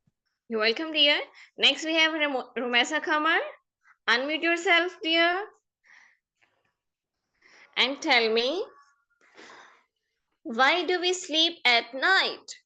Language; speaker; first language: English; non-native, fluent; Urdu